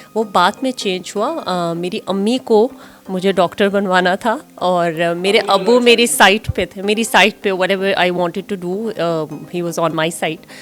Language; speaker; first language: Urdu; non-native, local second language; Khowar